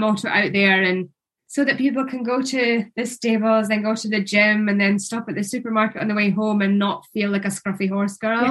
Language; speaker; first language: English; native; English